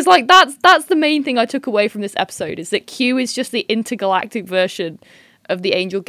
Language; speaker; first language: English; native; English